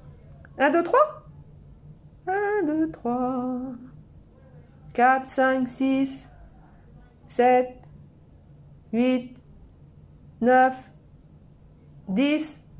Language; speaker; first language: French; native; French